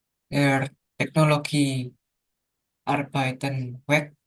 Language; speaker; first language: German; non-native, learner; Indonesian